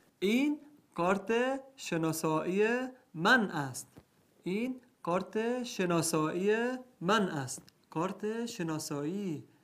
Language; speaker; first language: Persian; non-native, learner; Arabic